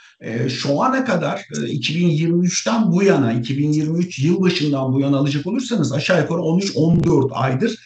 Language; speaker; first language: Turkish; native; Turkish